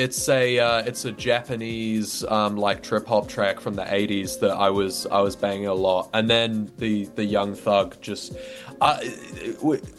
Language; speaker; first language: English; native; English